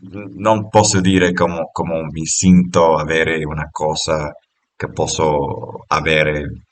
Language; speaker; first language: Italian; non-native, learner; English